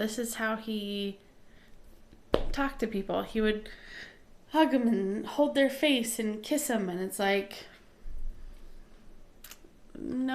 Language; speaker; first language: English; native; English